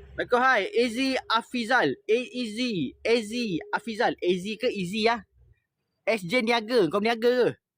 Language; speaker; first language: Malay; native; Malay